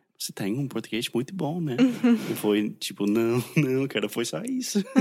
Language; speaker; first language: Portuguese; non-native, fluent; English